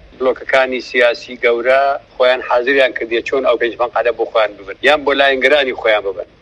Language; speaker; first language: Central Kurdish; non-native, local second language; Assyrian Neo-Aramaic